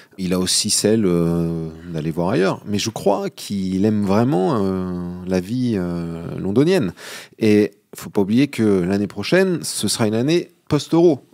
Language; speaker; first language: French; native; French